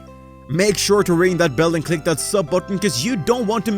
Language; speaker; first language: English; native; English